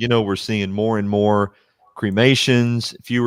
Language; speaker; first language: English; native; English